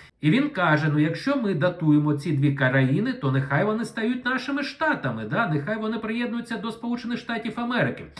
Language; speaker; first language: Ukrainian; non-native, local second language; Russian